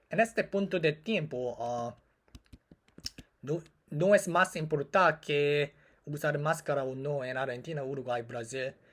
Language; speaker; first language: Spanish; non-native, learner; Korean